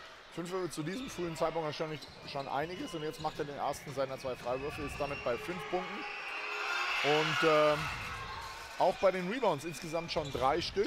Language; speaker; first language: German; native; German